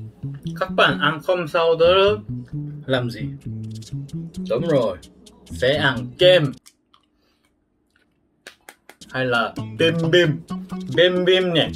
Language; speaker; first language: Vietnamese; non-native, learner; Korean